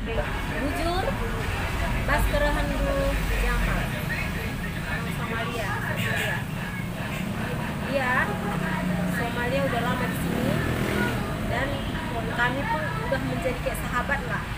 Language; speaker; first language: Indonesian; non-native, local second language; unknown